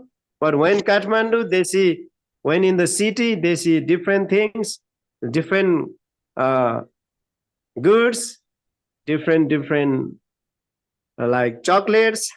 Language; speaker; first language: English; non-native, learner; Nepali